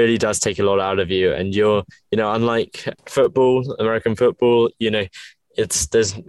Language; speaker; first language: English; native; English